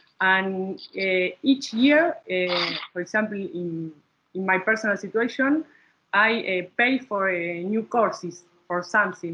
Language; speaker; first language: English; non-native, learner; Spanish